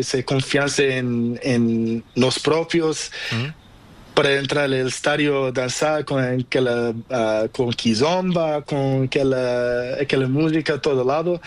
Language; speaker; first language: Spanish; non-native, learner; Portuguese